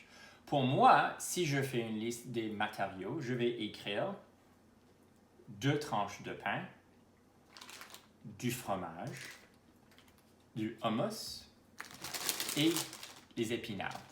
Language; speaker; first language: French; non-native, local second language; English